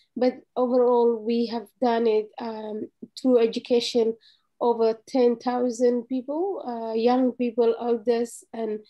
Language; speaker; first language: English; non-native, fluent; Somali